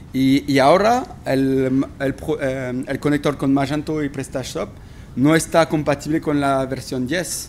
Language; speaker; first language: Spanish; non-native, fluent; French